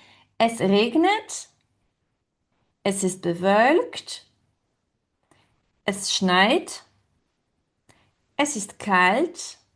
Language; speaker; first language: German; non-native, fluent; French